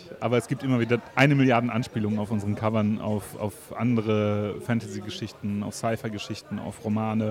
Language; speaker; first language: German; native; German